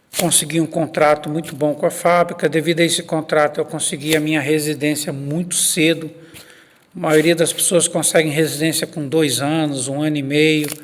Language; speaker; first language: Portuguese; native; Portuguese